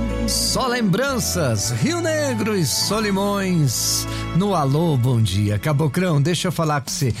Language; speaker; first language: Portuguese; native; Portuguese